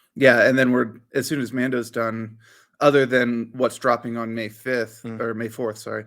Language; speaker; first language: English; native; English